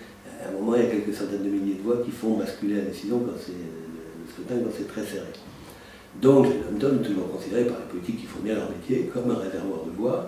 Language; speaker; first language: French; native; French